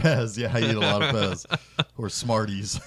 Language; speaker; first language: English; native; English